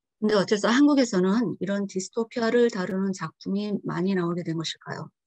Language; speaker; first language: Korean; early bilingual, heritage; Korean